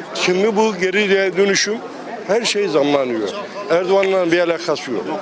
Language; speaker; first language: Turkish; native; Turkish